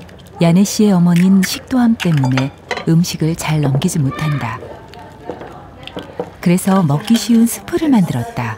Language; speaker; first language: Korean; native; Korean